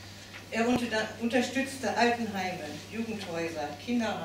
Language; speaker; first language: German; native; German